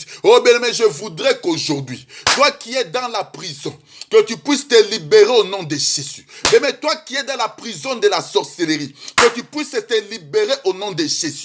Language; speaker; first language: French; non-native, local second language; Lingala